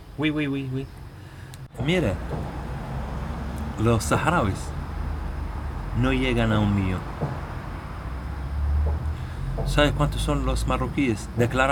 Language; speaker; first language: Spanish; non-native, local second language; Arabic